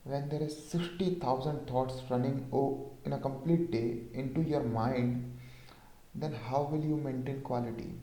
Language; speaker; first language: English; non-native, local second language; Hindi